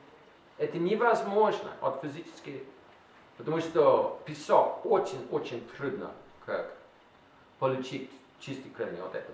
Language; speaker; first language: Russian; non-native, learner; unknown